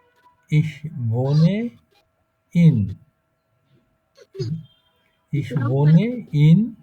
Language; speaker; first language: German; non-native, fluent; Bangla